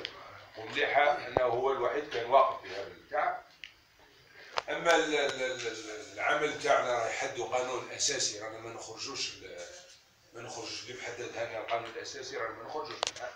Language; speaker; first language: Arabic; native; Arabic